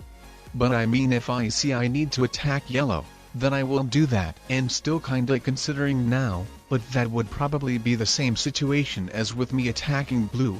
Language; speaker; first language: English; non-native, fluent; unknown